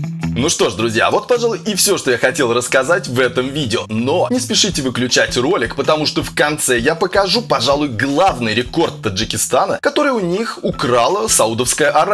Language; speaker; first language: Russian; native; Russian